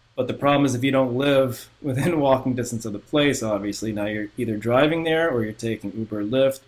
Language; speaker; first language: English; native; English